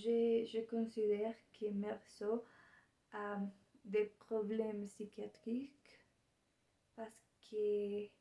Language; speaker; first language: French; non-native, learner; Spanish